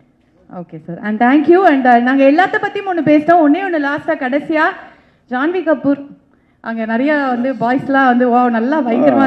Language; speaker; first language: Tamil; native; Tamil